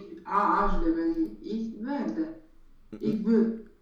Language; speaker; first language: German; non-native, learner; Romanian